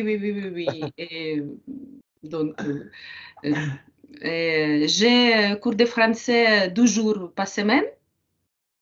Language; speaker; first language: French; non-native, learner; Ukrainian